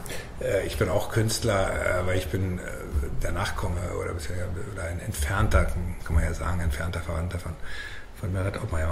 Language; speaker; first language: German; native; German